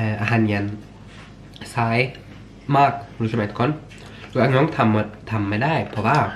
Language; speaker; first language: Thai; early bilingual, heritage; Swedish